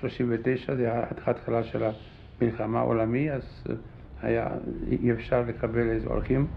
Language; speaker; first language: Hebrew; non-native, fluent; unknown